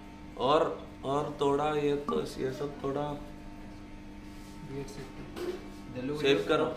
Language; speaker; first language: Hindi; non-native, local second language; Malayalam